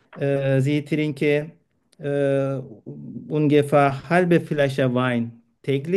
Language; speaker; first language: German; non-native, learner; Turkish